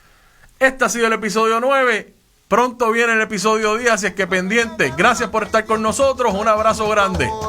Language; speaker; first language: Spanish; native; Spanish